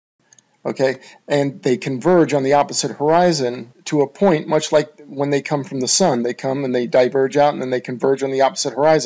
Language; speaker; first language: English; native; English